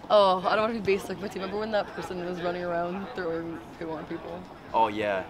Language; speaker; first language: English; native; English